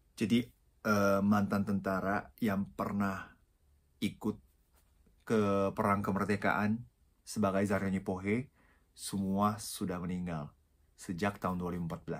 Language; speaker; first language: Indonesian; non-native, fluent; Japanese